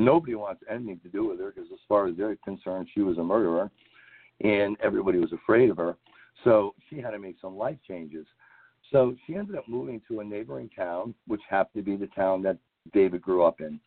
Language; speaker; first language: English; native; English